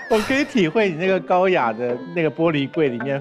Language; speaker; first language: Chinese; native; Chinese